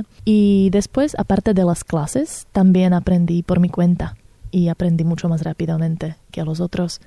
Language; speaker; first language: Spanish; non-native, fluent; Slovak